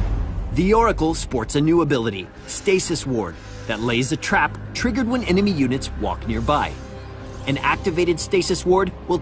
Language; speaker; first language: English; native; English